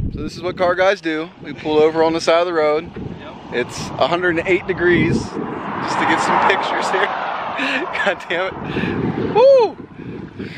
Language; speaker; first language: English; native; English